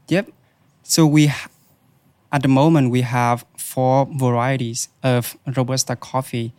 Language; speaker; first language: English; non-native, fluent; Vietnamese